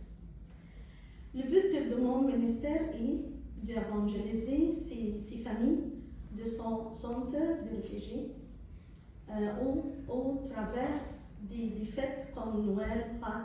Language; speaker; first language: French; non-native, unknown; Arabic